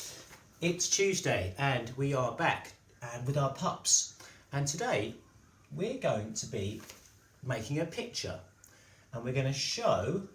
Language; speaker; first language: English; native; English